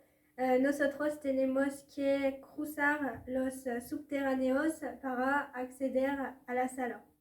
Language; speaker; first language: Spanish; non-native, learner; French